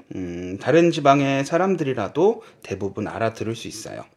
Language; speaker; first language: Korean; native; Korean